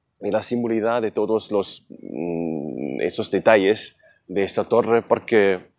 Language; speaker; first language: Spanish; non-native, fluent; German